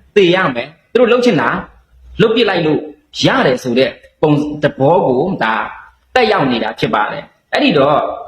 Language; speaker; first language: Burmese; native; Burmese